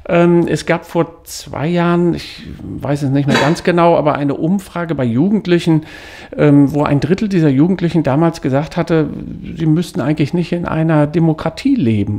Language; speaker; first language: German; native; German